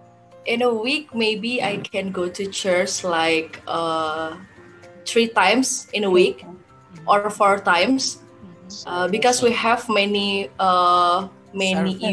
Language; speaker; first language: English; non-native, learner; Indonesian